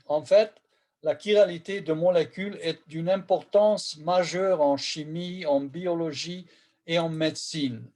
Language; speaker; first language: French; non-native, fluent; Hungarian